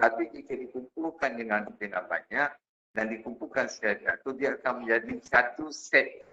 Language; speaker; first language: Malay; native; Malay